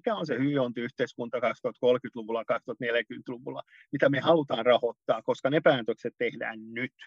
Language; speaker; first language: Finnish; non-native, local second language; Swedish